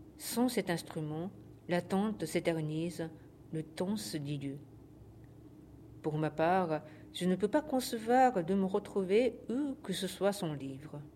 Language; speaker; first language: French; non-native, fluent; Japanese